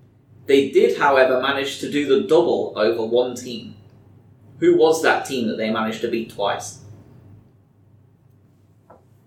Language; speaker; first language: English; native; English